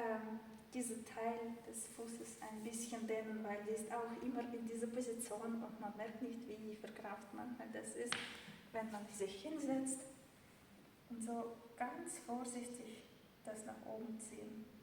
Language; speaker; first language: German; non-native, fluent; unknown